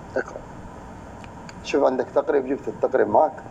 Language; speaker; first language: Arabic; native; Arabic